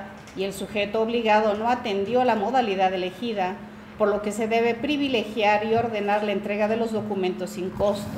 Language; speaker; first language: Spanish; native; Spanish